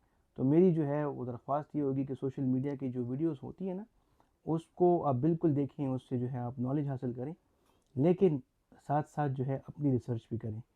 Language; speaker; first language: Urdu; non-native, local second language; Pashto